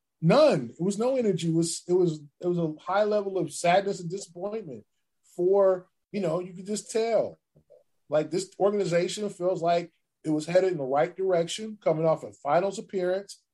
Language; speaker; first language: English; native; English